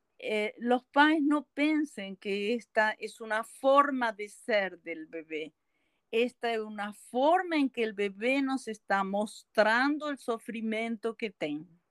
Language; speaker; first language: Spanish; native; Spanish